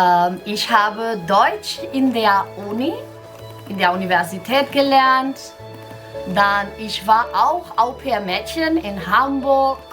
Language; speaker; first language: German; non-native, fluent; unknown